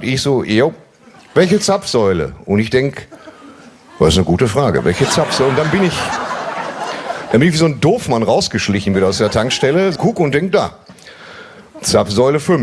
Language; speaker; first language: German; native; German